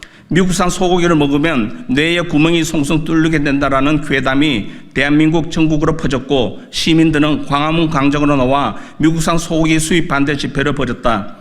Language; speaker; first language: Korean; native; Korean